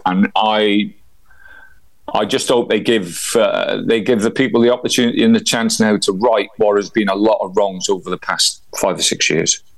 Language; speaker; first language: English; native; English